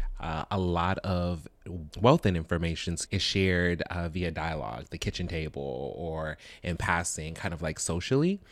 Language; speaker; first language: English; native; English